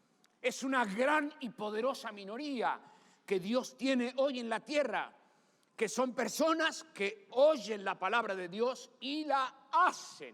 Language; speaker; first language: Spanish; native; Spanish